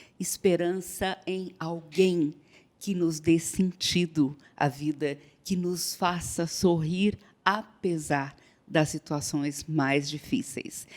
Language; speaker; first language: Portuguese; native; Portuguese